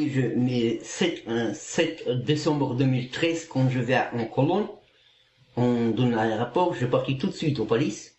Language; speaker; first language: French; non-native, learner; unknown